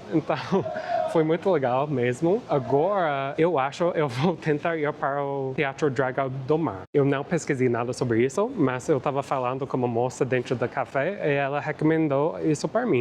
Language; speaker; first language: Portuguese; non-native, fluent; English